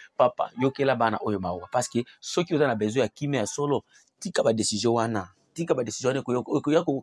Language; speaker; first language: Lingala; non-native, local second language; Swahili